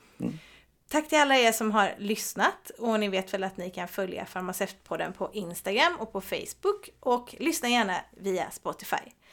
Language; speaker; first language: Swedish; native; Swedish